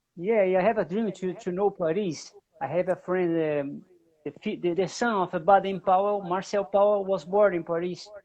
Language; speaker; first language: English; non-native, learner; Portuguese